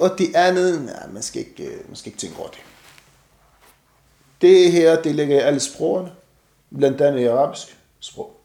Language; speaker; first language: Danish; non-native, fluent; Arabic